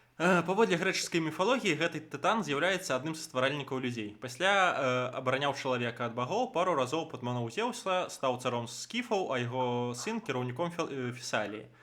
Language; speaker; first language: Belarusian; non-native, local second language; Russian